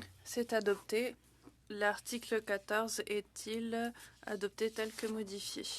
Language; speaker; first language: French; native; French